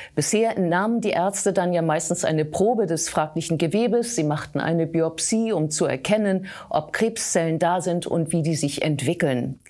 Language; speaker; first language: German; native; German